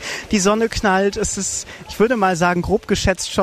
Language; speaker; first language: German; native; German